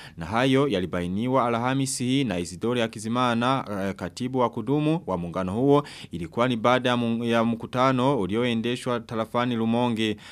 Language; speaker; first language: Swahili; non-native, local second language; Rundi